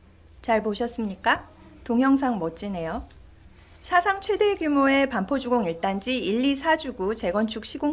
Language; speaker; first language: Korean; native; Korean